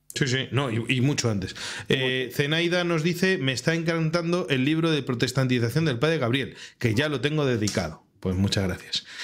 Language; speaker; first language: Spanish; native; Spanish